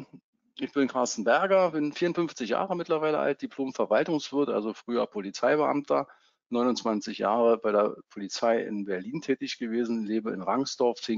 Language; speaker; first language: German; native; German